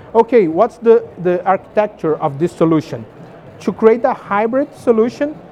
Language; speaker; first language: English; non-native, fluent; Portuguese